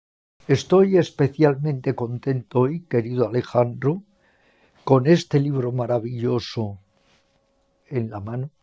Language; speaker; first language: Spanish; native; Spanish